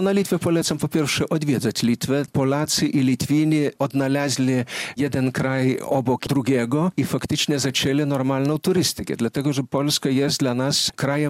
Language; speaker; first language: Polish; non-native, fluent; Lithuanian